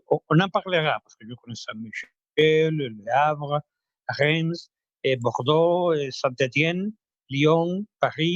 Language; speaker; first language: French; non-native, fluent; Spanish